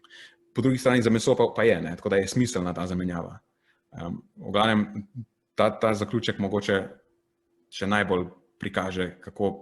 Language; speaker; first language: Slovenian; native; Slovenian